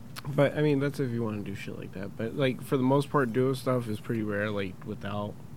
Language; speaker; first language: English; early bilingual, other home language; Spanish